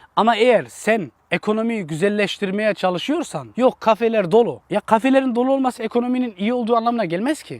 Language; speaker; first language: Turkish; early bilingual, heritage; Turkish